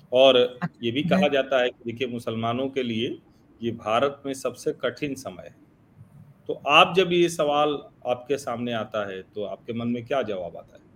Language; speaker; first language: Hindi; native; Hindi